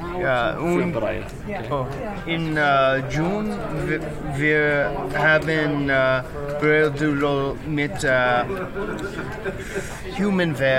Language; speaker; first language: German; non-native, learner; English